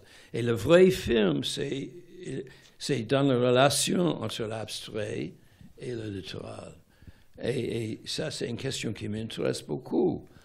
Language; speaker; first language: French; non-native, fluent; English